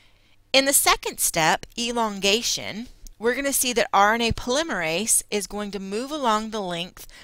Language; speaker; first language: English; native; English